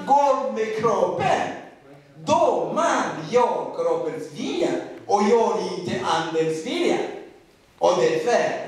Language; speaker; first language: Swedish; non-native, fluent; Rundi